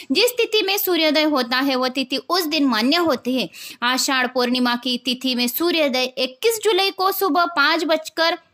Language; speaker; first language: Hindi; non-native, local second language; Marathi